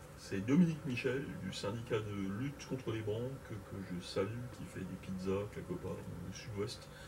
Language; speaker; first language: French; native; French